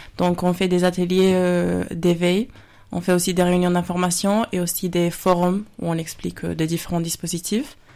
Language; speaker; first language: French; non-native, fluent; Spanish